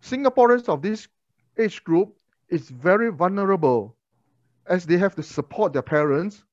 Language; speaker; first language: English; non-native, local second language; Chinese